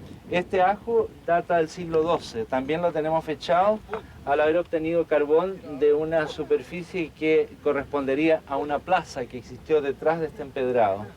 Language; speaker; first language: Spanish; native; Spanish